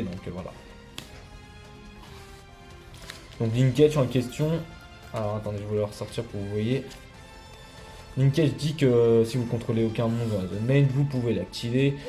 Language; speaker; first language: French; native; French